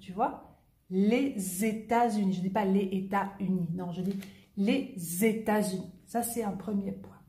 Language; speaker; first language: French; native; French